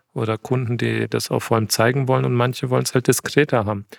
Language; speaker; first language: German; native; German